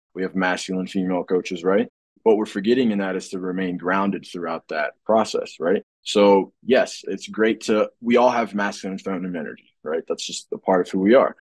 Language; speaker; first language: English; native; English